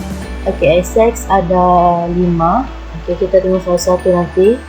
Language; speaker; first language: Malay; native; Malay